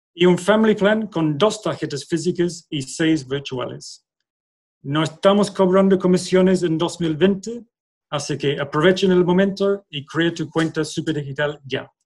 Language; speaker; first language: Spanish; non-native, fluent; English